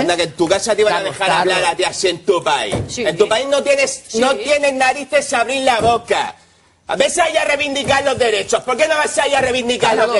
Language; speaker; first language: Spanish; native; Spanish